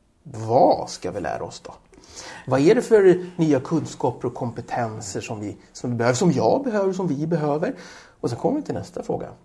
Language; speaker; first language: Swedish; native; Swedish